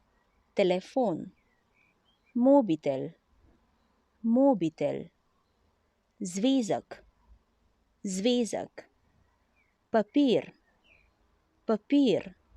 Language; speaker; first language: Slovenian; non-native, learner; Chinese